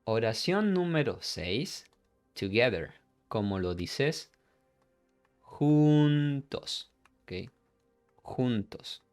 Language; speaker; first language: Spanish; non-native, fluent; English